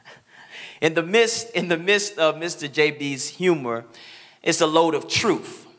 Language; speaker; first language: English; native; English